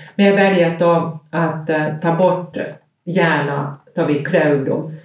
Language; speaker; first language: Swedish; native; Swedish